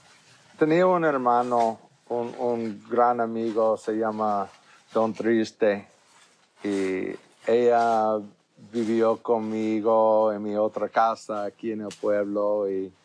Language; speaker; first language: Spanish; non-native, fluent; English